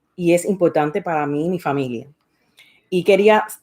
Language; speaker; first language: Spanish; early bilingual, heritage; Spanish